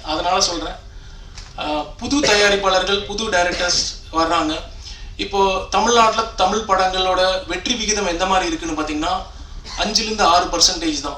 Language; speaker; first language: Tamil; native; Tamil